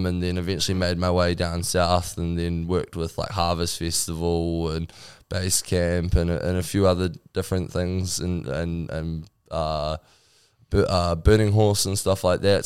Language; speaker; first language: English; native; English